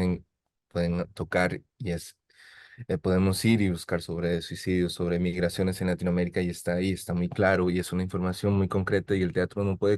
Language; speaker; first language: Spanish; native; Spanish